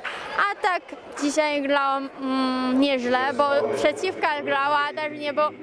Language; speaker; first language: Polish; non-native, learner; Chinese